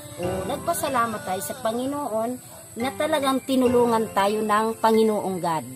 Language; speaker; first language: Filipino; non-native, local second language; Bikol